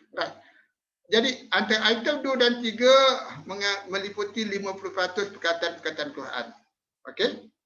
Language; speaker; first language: Malay; native; Malay